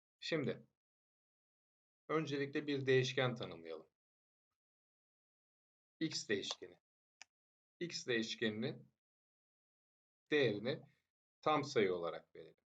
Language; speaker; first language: Turkish; native; Turkish